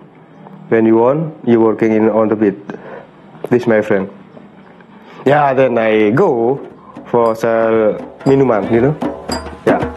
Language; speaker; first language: English; non-native, learner; Indonesian